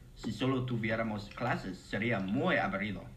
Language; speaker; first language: Spanish; non-native, learner; English